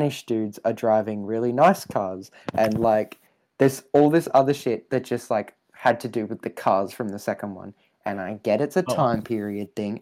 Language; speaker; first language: English; native; English